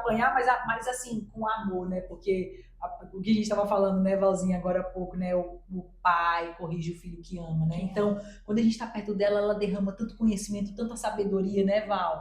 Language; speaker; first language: Portuguese; native; Portuguese